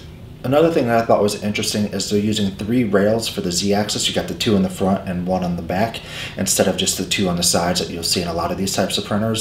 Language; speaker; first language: English; native; English